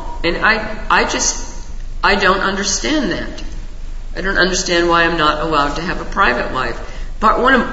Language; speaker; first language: English; native; English